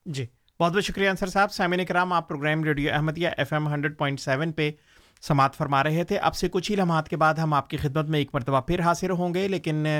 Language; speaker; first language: Urdu; native; Urdu